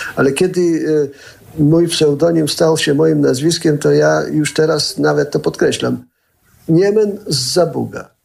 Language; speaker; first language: Polish; early bilingual, heritage; Polish